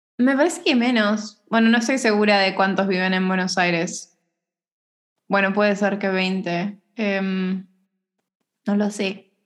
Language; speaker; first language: Spanish; native; Spanish